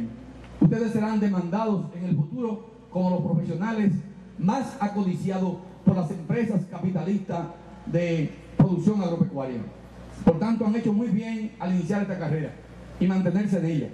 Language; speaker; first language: Spanish; native; Spanish